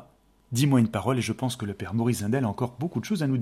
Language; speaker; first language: French; native; French